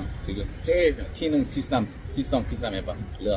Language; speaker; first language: Korean; native; Korean